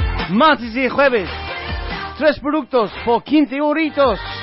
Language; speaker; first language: Spanish; non-native, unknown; English